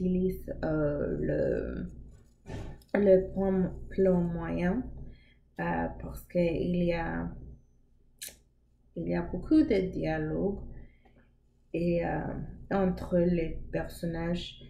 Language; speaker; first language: French; non-native, learner; English